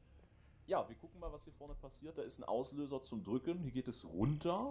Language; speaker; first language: German; native; German